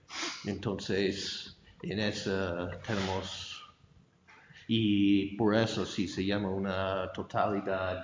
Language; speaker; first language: Spanish; non-native, fluent; English